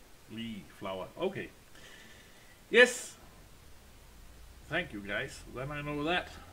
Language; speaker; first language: English; non-native, fluent; Danish